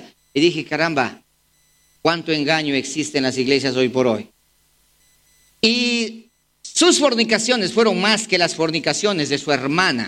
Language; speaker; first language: Spanish; native; Spanish